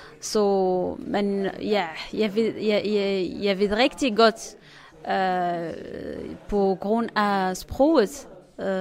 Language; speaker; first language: Norwegian; non-native, learner; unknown